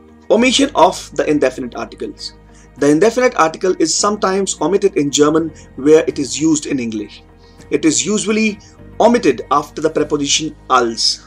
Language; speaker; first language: English; non-native, local second language; Hindi